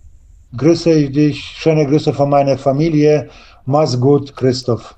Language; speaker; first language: German; non-native, learner; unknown